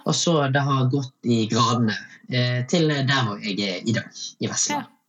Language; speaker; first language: Norwegian; early bilingual, other home language; Tamil